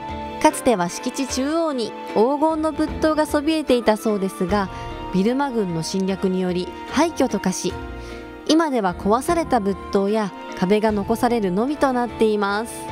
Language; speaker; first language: Japanese; native; Japanese